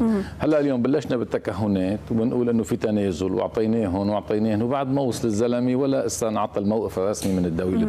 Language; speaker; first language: Arabic; native; Arabic